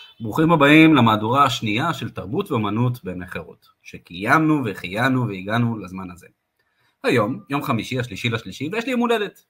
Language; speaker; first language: Hebrew; native; Hebrew